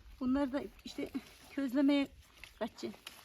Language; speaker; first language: Turkish; native; Turkish